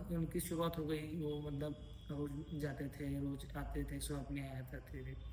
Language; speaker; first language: Hindi; non-native, local second language; Marathi